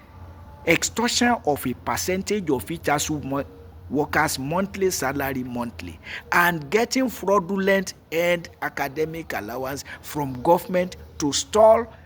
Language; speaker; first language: English; non-native, local second language; Yoruba